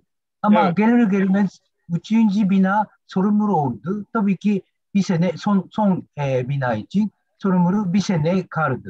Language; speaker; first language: Turkish; non-native, learner; Japanese